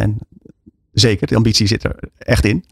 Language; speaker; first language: Dutch; native; Dutch